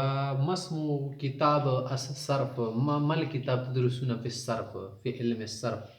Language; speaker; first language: Arabic; non-native, fluent; Urdu